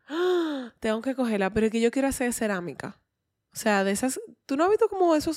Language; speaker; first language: Spanish; native; Spanish